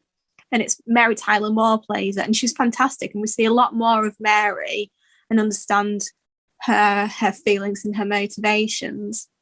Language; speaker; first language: English; native; English